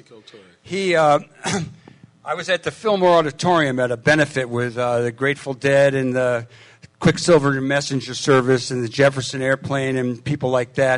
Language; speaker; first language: English; native; English